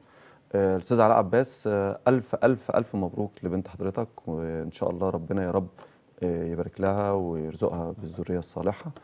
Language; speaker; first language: Arabic; native; Arabic